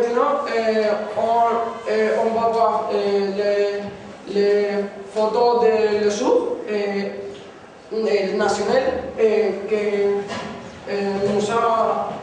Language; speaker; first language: French; non-native, learner; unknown